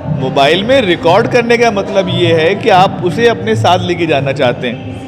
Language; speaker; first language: Urdu; native; Urdu